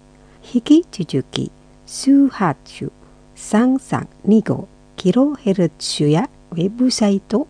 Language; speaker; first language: Japanese; non-native, fluent; Indonesian